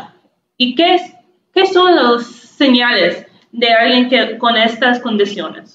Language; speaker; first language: Spanish; non-native, learner; English